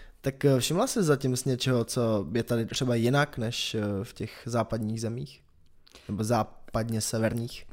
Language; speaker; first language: Czech; native; Czech